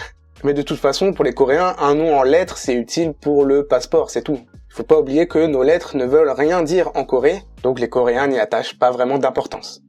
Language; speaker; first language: French; native; French